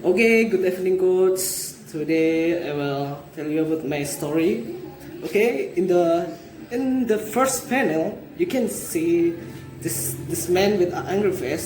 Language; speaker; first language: English; non-native, learner; Indonesian